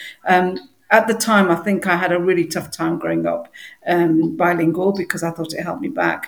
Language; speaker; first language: English; native; English